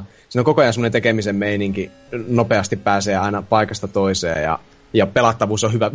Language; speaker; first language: Finnish; native; Finnish